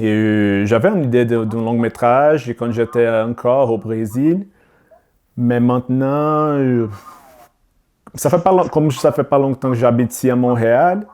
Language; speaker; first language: French; non-native, learner; Portuguese